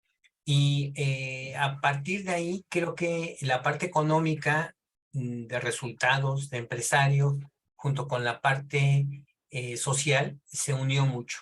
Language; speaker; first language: Spanish; native; Spanish